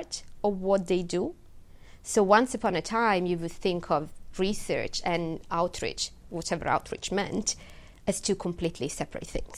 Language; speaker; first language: English; non-native, fluent; Italian